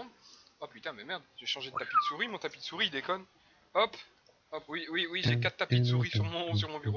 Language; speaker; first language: French; native; French